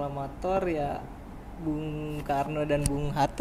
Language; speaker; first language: Indonesian; native; Indonesian